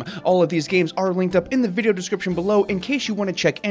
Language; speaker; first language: English; native; English